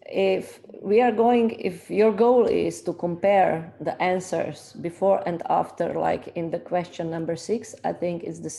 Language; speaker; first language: English; non-native, fluent; Slovenian